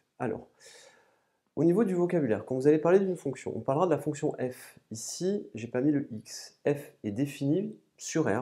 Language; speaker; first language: French; native; French